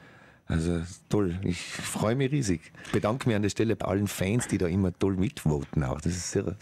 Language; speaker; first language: German; native; German